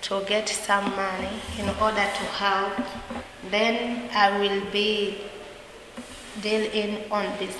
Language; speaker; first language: English; non-native, learner; Swahili